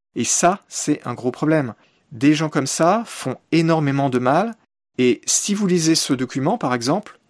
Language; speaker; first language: French; native; French